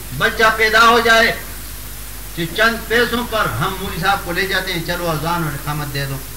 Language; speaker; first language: Urdu; non-native, local second language; Pashto